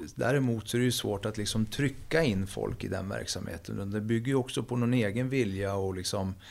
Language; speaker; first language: Swedish; native; Swedish